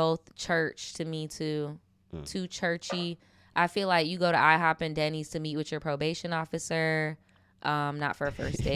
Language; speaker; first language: English; native; English